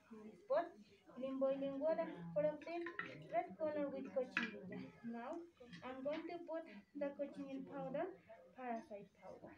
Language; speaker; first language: English; non-native, learner; Spanish